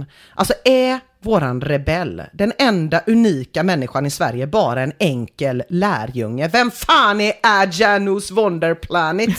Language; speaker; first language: Swedish; native; Swedish